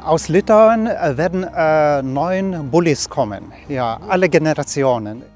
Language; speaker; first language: German; non-native, learner; Lithuanian